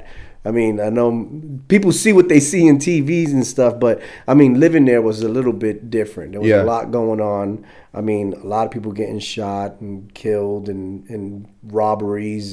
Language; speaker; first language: English; native; English